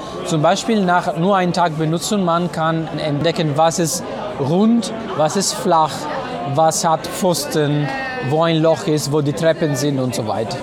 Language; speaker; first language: German; non-native, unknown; Italian